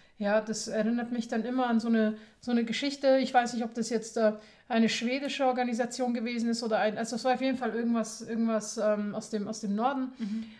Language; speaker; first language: German; early bilingual, other home language; Persian